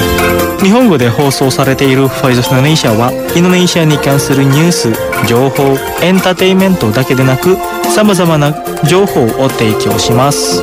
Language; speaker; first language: Japanese; non-native, fluent; Indonesian